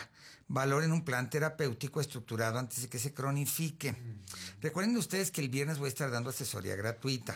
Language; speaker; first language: Spanish; native; Spanish